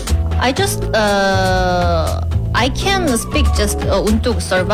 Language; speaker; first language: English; non-native, learner; Korean